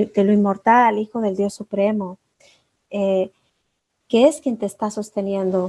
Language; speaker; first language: Spanish; native; Spanish